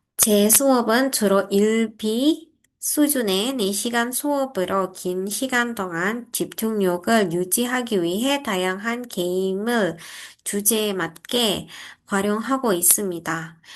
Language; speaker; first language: Korean; non-native, fluent; Indonesian